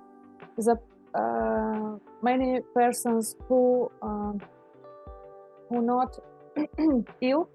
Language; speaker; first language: English; non-native, learner; Russian